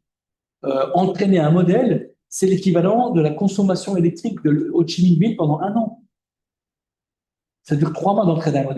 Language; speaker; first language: French; native; French